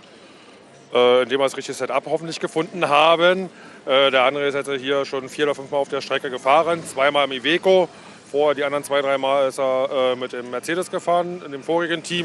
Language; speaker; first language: German; native; German